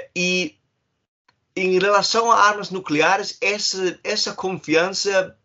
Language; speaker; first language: Portuguese; non-native, fluent; German